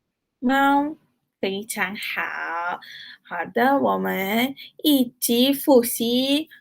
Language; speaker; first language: Chinese; non-native, fluent; Malay